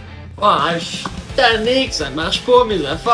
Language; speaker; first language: French; native; French